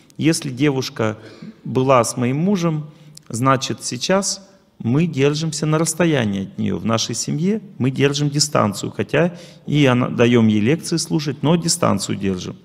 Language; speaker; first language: Russian; native; Russian